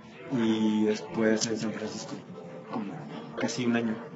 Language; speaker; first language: Spanish; native; Spanish